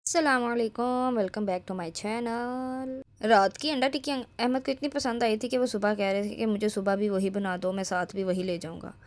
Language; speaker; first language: Urdu; native; Urdu